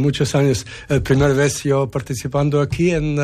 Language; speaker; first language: Spanish; non-native, learner; Serbian